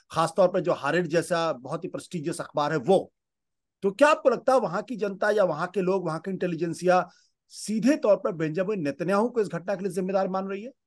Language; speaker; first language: Hindi; native; Hindi